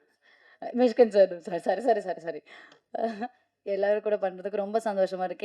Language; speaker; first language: Tamil; non-native, learner; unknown